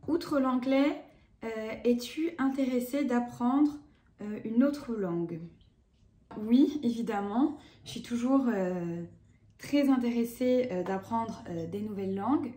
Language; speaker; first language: French; native; French